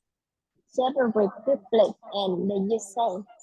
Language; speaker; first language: English; non-native, learner; Vietnamese